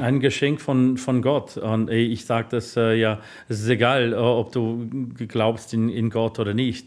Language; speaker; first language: German; non-native, fluent; English